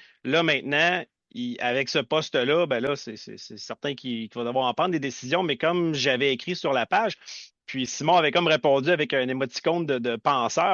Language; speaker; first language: French; native; French